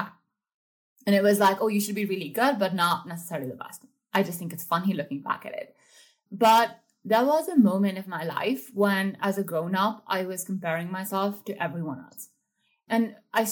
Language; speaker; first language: English; non-native, local second language; Hindi